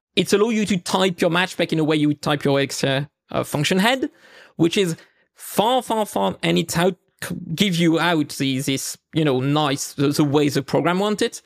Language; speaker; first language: English; non-native, fluent; French